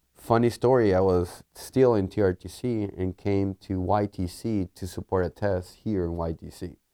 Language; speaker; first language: English; early bilingual, other home language; Spanish